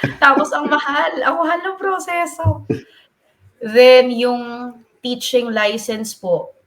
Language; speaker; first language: Filipino; native; Filipino